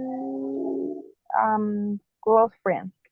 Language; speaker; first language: English; non-native, learner; Spanish